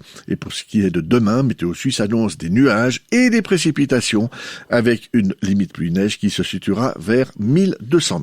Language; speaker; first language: French; native; French